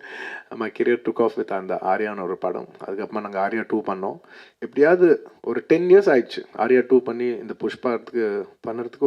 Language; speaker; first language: Tamil; non-native, local second language; Telugu